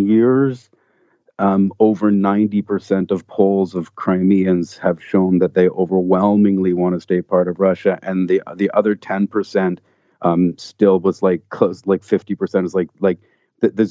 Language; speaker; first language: English; native; English